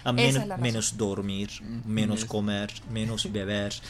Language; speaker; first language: Spanish; non-native, learner; Turkish